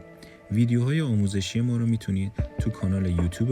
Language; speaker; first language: Persian; native; Persian